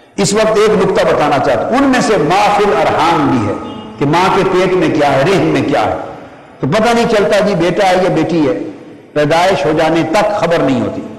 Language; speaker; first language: Urdu; non-native, local second language; Punjabi